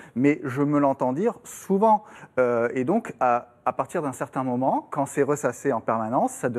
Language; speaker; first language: French; non-native, fluent; German